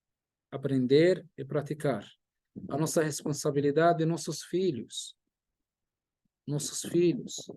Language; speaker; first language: Portuguese; non-native, fluent; Arabic